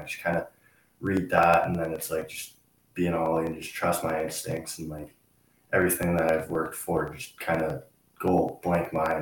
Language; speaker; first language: English; native; English